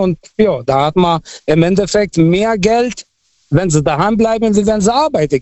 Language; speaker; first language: German; non-native, fluent; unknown